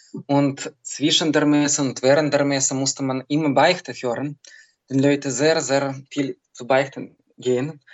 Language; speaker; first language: German; non-native, fluent; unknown